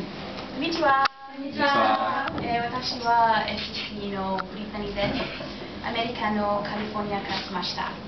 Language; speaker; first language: Japanese; non-native, learner; English